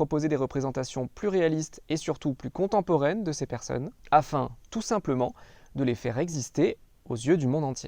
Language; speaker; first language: French; native; French